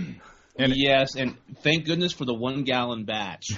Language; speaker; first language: English; native; English